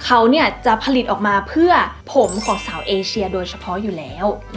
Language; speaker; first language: Thai; native; Thai